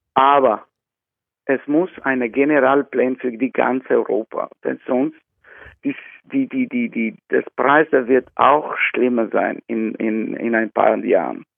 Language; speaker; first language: German; non-native, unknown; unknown